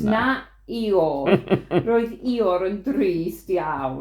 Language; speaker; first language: Welsh; non-native, fluent; English